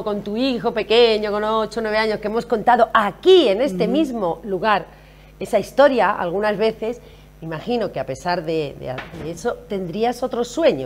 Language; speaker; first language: Spanish; native; Spanish